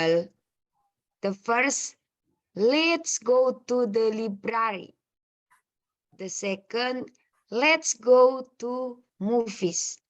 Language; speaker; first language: English; non-native, learner; Indonesian